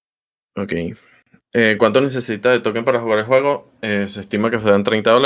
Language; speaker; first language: Spanish; native; Spanish